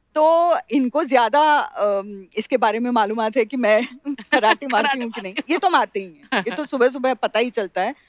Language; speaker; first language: Hindi; non-native, local second language; Marathi